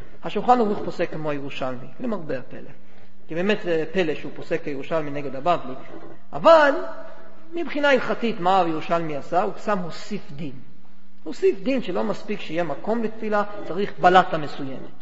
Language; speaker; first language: Hebrew; non-native, fluent; English